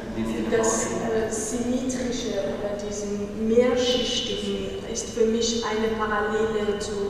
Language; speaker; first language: German; non-native, fluent; Persian